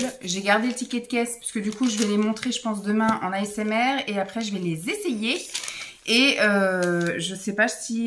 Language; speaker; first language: French; native; French